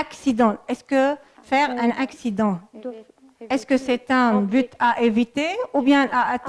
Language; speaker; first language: French; non-native, fluent; Arabic